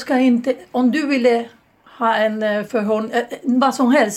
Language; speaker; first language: Swedish; non-native, fluent; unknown